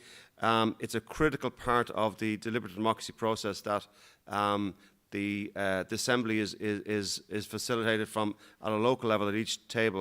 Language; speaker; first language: English; native; English